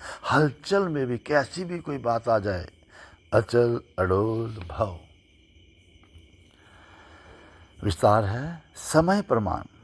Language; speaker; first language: Hindi; native; Hindi